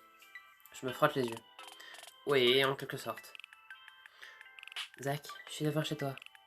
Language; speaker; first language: French; native; French